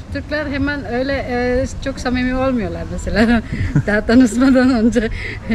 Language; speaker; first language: Turkish; non-native, fluent; Indonesian